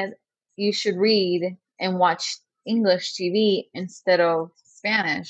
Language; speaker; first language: English; non-native, fluent; Spanish